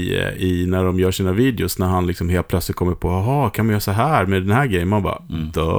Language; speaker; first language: Swedish; native; Swedish